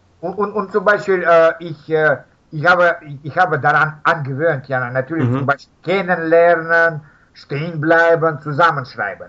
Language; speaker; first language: German; non-native, fluent; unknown